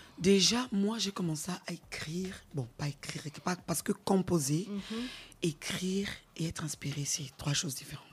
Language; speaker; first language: French; non-native, local second language; Lingala